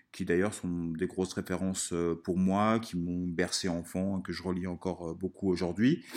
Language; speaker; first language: French; early bilingual, other home language; Italian